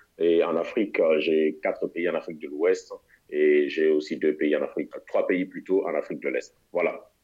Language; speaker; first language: French; non-native, local second language; Lingala